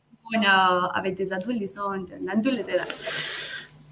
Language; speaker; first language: French; non-native, fluent; Spanish